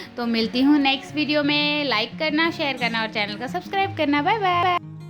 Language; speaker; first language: Hindi; non-native, local second language; Telugu